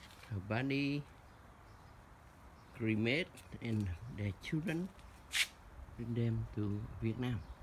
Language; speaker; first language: English; non-native, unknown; Vietnamese